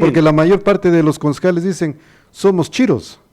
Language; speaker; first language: Spanish; native; Spanish